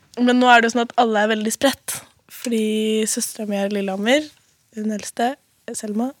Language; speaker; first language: Norwegian; native; Norwegian